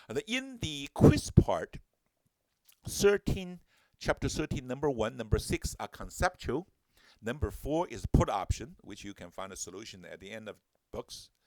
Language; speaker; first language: English; non-native, fluent; Chinese